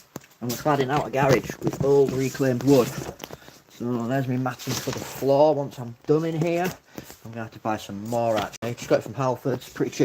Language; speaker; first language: English; native; English